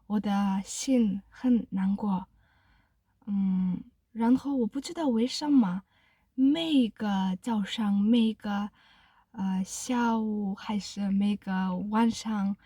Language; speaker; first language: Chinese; non-native, learner; Kazakh